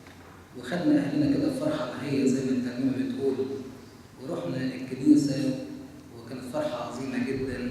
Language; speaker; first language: Arabic; native; Arabic